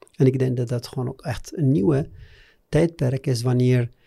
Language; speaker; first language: Dutch; non-native, fluent; Arabic